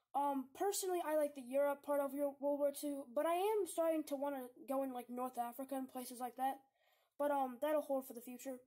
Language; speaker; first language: English; native; English